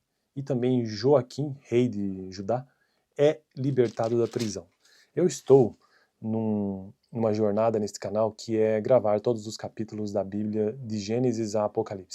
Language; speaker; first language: Portuguese; native; Portuguese